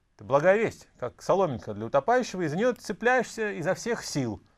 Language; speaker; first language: Russian; native; Russian